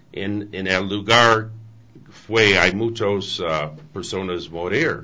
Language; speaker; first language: Spanish; non-native, learner; English